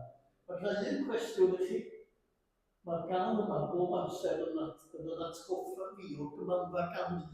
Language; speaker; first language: Welsh; native; Welsh